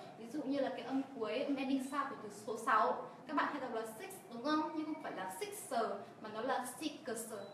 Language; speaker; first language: Vietnamese; native; Vietnamese